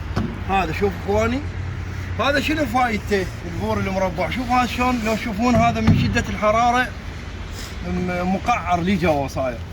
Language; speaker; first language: Arabic; native; Arabic